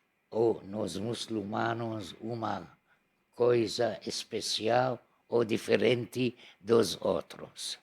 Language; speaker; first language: Portuguese; non-native, learner; Arabic